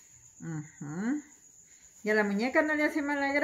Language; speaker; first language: Spanish; native; Spanish